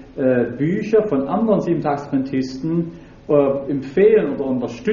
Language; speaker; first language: German; native; German